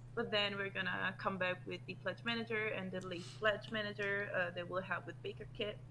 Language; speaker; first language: English; non-native, fluent; Italian